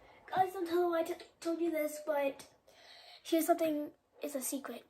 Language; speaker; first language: English; native; English